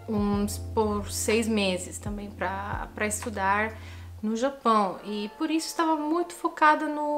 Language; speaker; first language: Portuguese; non-native, fluent; Italian